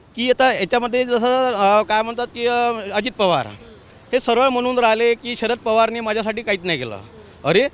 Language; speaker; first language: Marathi; native; Marathi